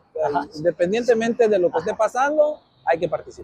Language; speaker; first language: Spanish; native; Spanish